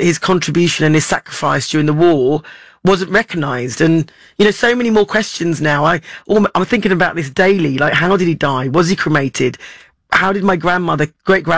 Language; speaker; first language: English; native; English